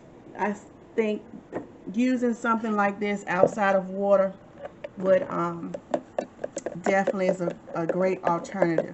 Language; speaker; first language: English; native; English